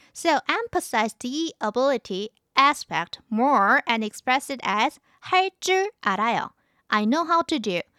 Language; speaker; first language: English; non-native, fluent; Korean